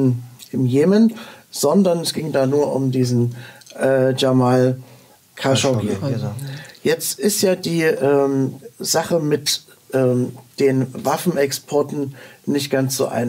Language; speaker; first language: German; native; German